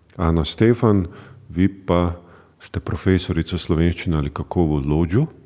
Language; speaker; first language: Slovenian; native; Slovenian